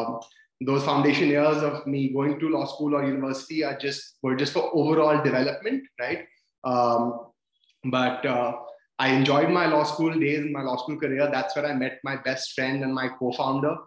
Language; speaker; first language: English; non-native, local second language; Hindi